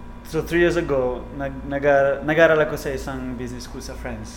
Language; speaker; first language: Filipino; non-native, fluent; French